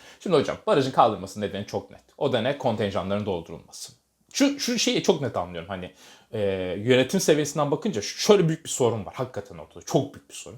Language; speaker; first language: Turkish; native; Turkish